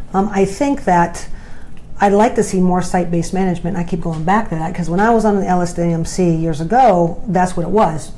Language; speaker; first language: English; native; English